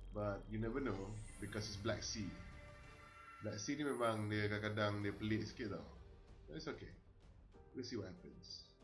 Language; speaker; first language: English; non-native, local second language; Malay